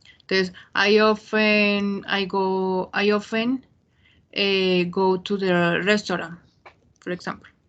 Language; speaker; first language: English; non-native, fluent; Spanish